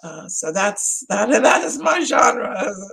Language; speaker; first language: English; native; English